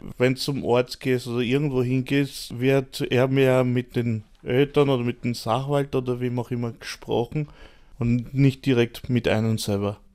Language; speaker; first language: German; early bilingual, other home language; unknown